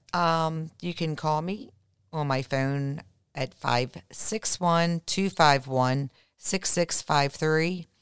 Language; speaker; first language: English; native; English